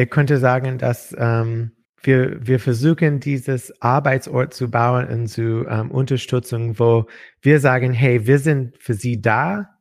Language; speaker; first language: German; non-native, learner; English